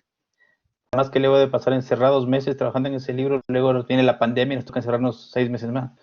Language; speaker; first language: Spanish; native; Spanish